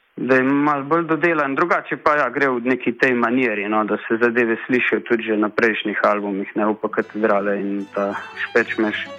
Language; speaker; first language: Slovenian; native; Slovenian